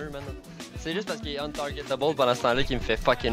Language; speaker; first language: French; native; French